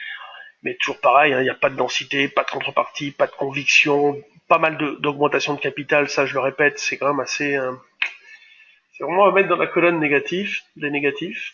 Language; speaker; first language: French; native; French